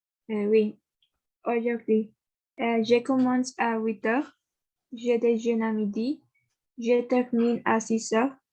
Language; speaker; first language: French; non-native, learner; Spanish